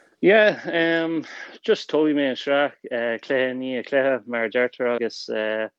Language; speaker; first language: Irish; non-native, local second language; English